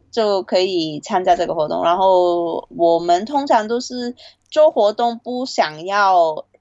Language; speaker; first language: Chinese; non-native, fluent; Cantonese